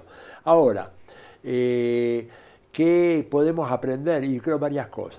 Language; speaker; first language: Spanish; native; Spanish